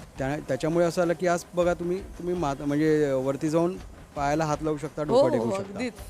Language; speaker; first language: Marathi; native; Marathi